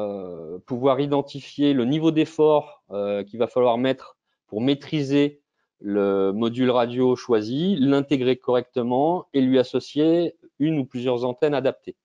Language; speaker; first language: French; native; French